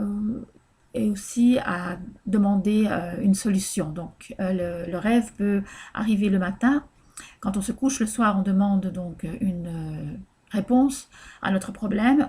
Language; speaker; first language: French; native; French